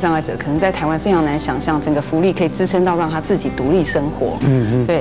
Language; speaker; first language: Chinese; native; Chinese